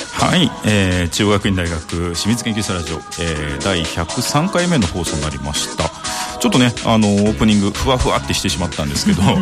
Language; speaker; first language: Japanese; native; Japanese